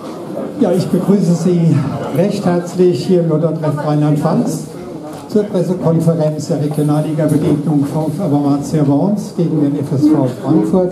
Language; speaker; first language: German; native; German